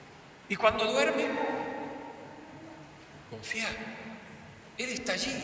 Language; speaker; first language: Spanish; native; Spanish